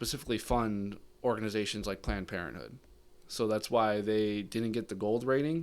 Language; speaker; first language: English; native; English